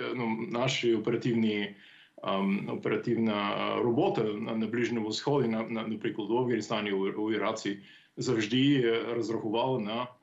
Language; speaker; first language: Ukrainian; non-native, fluent; English